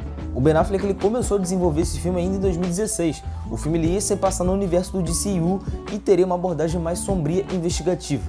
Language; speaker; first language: Portuguese; native; Portuguese